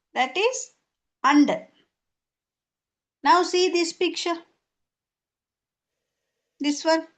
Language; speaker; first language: English; non-native, fluent; Tamil